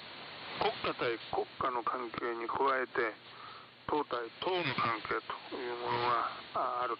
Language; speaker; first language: Japanese; native; Japanese